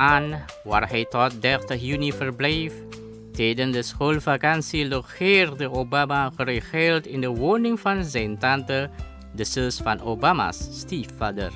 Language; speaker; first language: Dutch; non-native, learner; Indonesian